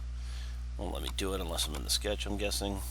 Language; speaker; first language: English; native; English